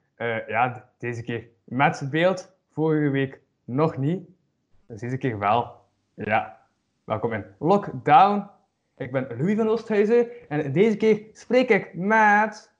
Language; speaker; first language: Dutch; native; Dutch